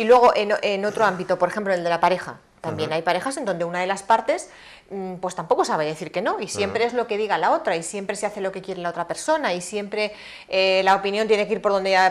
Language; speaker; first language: Spanish; native; Spanish